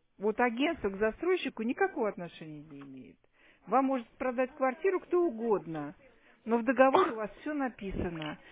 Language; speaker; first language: Russian; native; Russian